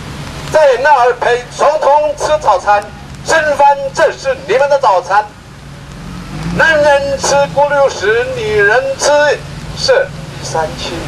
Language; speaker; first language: Chinese; non-native, local second language; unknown